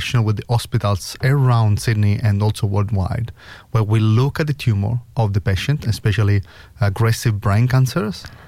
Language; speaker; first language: English; non-native, fluent; Italian